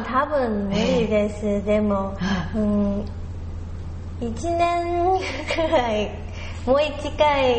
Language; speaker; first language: Japanese; non-native, learner; Chinese